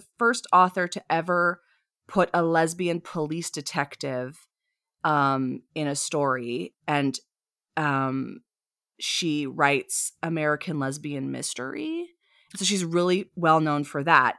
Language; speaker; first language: English; native; English